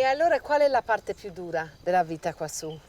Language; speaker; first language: Italian; early bilingual, heritage; English